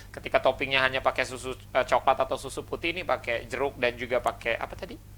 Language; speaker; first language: Indonesian; native; Indonesian